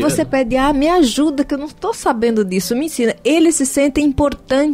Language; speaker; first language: Portuguese; native; Portuguese